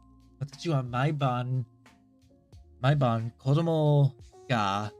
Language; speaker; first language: Japanese; non-native, learner; English